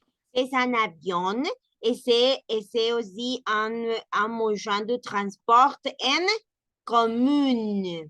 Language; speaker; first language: French; non-native, learner; Spanish